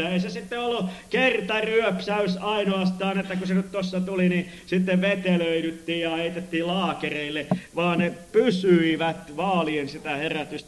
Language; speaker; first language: Finnish; native; Finnish